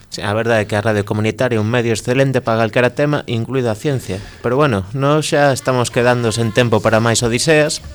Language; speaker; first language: Galician; native; Galician